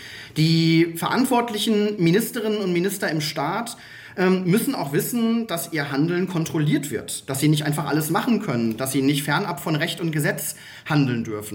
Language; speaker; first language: German; native; German